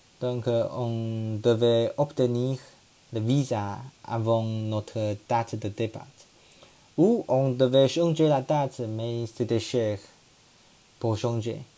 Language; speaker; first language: French; non-native, learner; Chinese